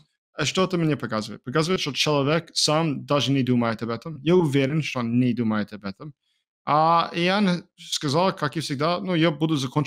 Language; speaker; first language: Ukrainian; non-native, learner; English